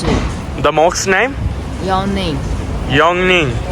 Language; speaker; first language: English; non-native, local second language; Malayalam